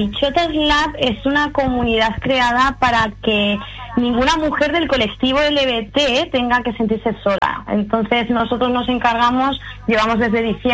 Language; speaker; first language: Spanish; native; Spanish